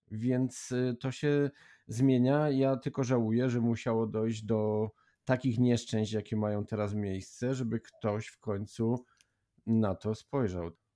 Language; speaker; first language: Polish; native; Polish